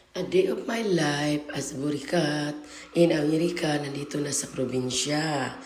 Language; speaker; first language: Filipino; non-native, local second language; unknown